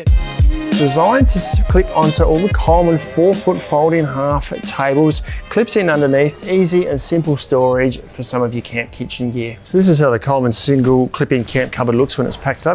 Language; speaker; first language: English; native; English